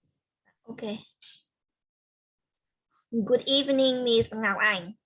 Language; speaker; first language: English; non-native, learner; Vietnamese